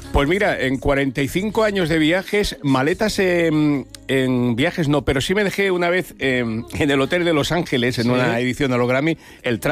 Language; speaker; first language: Spanish; native; Spanish